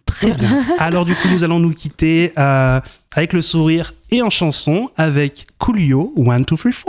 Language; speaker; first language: French; native; French